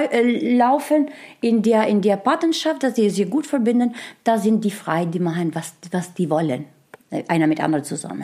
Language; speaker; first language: German; non-native, learner; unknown